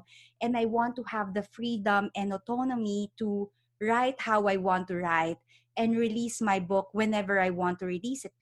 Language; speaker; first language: English; non-native, local second language; Filipino